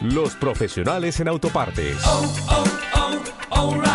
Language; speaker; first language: Spanish; native; Spanish